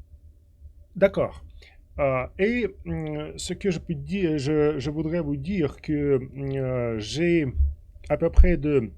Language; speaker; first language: French; non-native, fluent; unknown